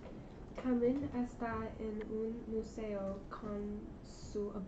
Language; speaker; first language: Spanish; non-native, learner; English